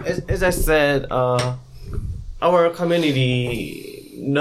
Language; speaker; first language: English; non-native, learner; Korean